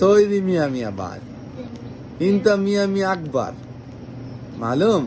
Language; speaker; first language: Arabic; non-native, learner; Bangla